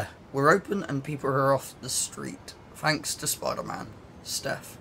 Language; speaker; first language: English; native; English